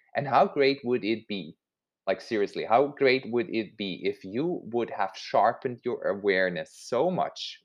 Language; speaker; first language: English; non-native, fluent; Swiss German